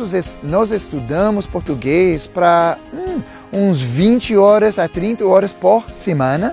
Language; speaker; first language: Portuguese; non-native, fluent; English